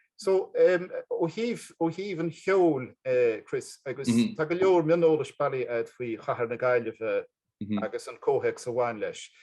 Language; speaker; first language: Irish; native; Irish